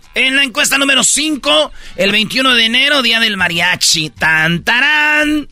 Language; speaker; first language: Spanish; native; Spanish